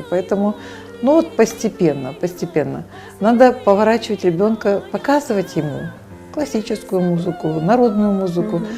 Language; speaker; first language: Russian; native; Russian